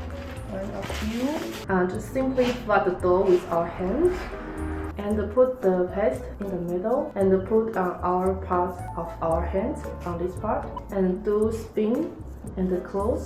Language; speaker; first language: English; non-native, fluent; Chinese